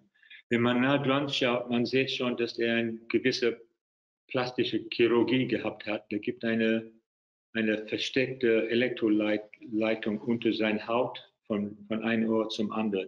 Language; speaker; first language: German; non-native, fluent; English